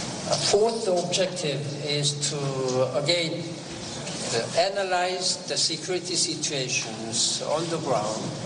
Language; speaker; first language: English; non-native, fluent; Korean